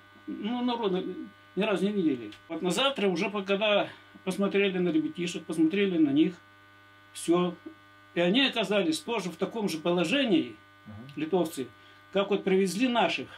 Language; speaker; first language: Russian; native; Russian